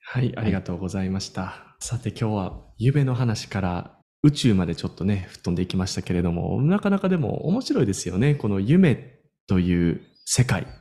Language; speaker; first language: Japanese; native; Japanese